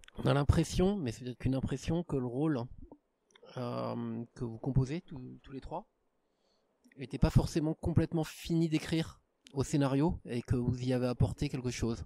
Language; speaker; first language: French; native; French